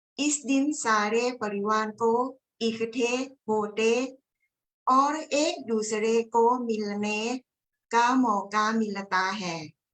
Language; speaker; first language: Hindi; non-native, learner; Thai